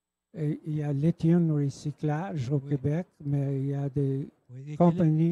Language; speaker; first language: French; non-native, local second language; English